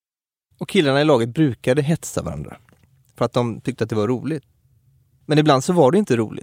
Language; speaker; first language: Swedish; native; Swedish